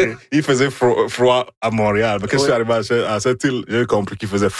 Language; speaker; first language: French; non-native, fluent; Igbo